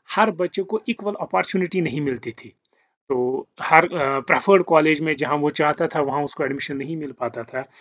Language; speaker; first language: Hindi; native; Hindi